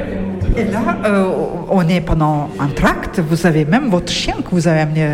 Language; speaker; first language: French; native; French